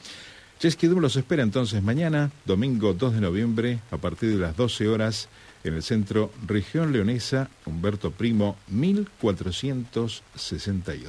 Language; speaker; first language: Spanish; native; Spanish